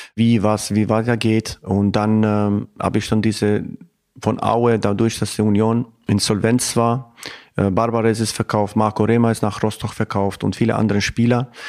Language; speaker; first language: German; non-native, fluent; Albanian